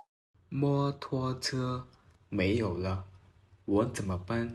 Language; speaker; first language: Chinese; non-native, fluent; Khmer